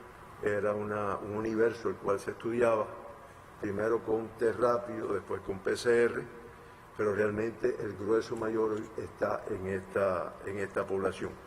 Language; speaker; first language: Spanish; native; Spanish